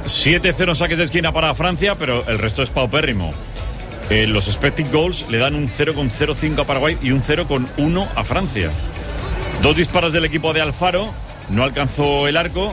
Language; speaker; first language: Spanish; native; Spanish